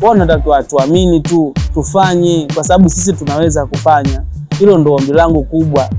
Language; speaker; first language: Swahili; native; Swahili